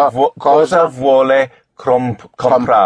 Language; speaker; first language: Italian; non-native, learner; English